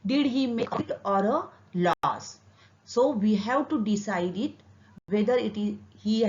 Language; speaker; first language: English; non-native, local second language; Marathi